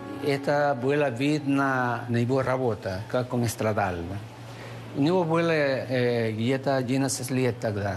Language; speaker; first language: Russian; non-native, learner; Spanish